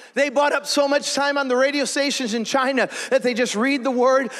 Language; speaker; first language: English; native; English